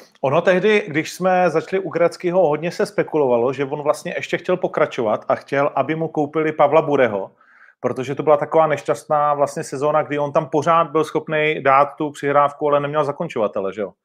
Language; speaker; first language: Czech; native; Czech